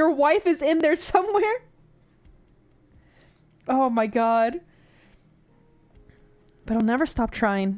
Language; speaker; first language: English; native; English